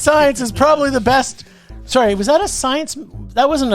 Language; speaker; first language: English; native; English